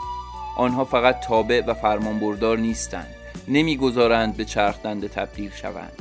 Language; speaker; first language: Persian; native; Persian